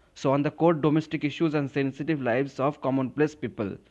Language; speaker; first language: English; non-native, local second language; Bangla